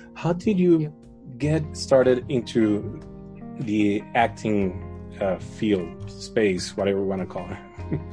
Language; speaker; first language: English; non-native, fluent; Spanish